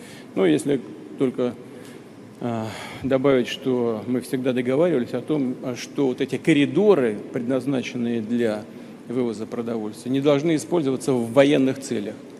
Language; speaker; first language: Russian; native; Russian